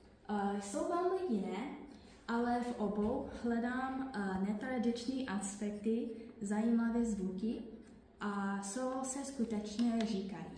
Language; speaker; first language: Czech; non-native, learner; English